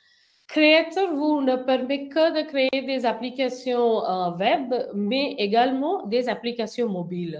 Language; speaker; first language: French; non-native, fluent; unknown